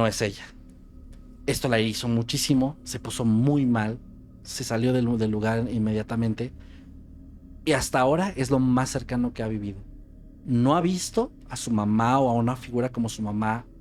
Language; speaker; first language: Spanish; native; Spanish